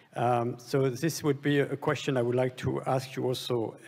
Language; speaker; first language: English; non-native, fluent; French